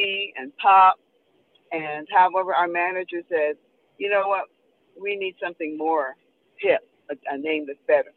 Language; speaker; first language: English; native; English